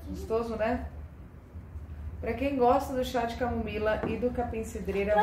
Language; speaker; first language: Portuguese; native; Portuguese